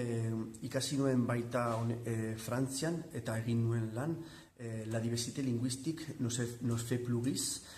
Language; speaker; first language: Basque; non-native, local second language; Spanish